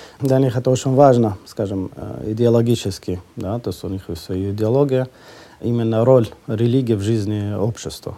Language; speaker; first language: Russian; non-native, fluent; Persian